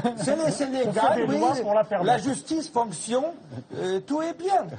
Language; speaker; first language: French; non-native, fluent; Russian